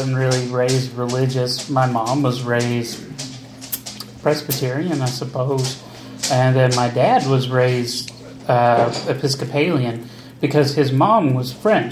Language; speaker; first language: English; native; English